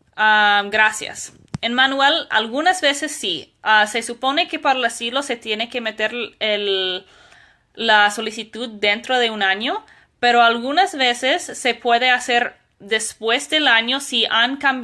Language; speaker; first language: Spanish; non-native, fluent; English